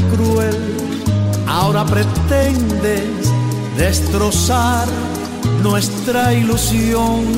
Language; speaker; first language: Spanish; native; Spanish